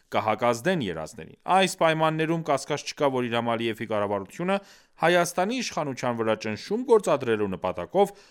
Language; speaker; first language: Armenian; early bilingual, heritage; Armenian